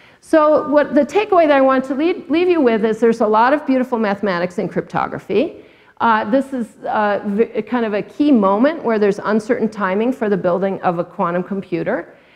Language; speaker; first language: English; native; English